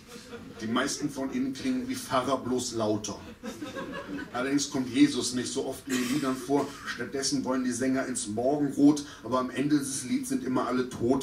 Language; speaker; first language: German; native; German